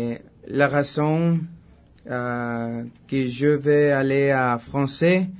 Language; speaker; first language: French; non-native, learner; Spanish